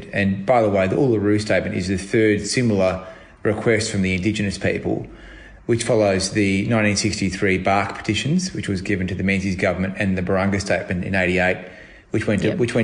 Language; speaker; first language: English; native; English